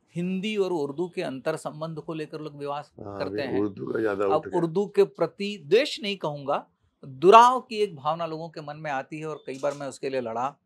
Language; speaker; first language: Hindi; native; Hindi